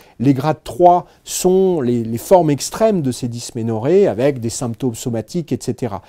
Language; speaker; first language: French; native; French